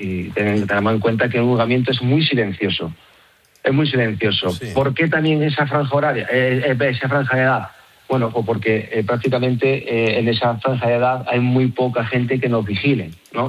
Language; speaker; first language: Spanish; native; Spanish